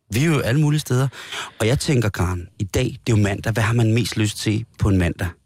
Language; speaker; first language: Danish; native; Danish